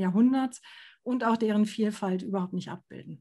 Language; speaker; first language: German; native; German